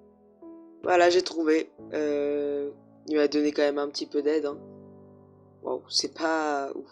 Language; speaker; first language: French; native; French